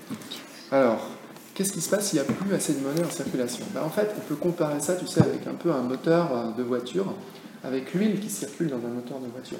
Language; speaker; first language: French; native; French